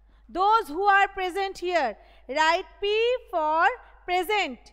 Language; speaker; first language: English; non-native, local second language; Bangla